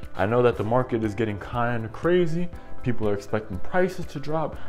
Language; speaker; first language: English; early bilingual, other home language; Spanish